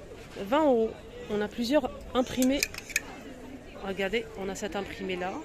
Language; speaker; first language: French; native; French